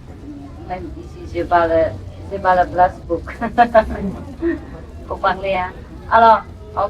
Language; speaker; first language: French; non-native, learner; Vietnamese